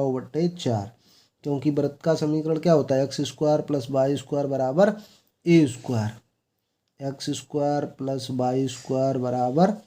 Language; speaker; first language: Hindi; native; Hindi